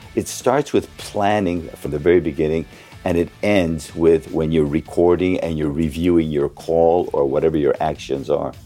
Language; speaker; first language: English; early bilingual, other home language; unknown